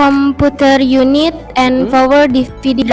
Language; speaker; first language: English; non-native, learner; Indonesian